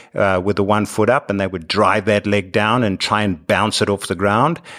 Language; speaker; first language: English; native; English